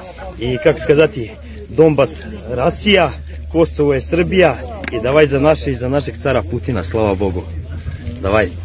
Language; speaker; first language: Russian; non-native, learner; Serbian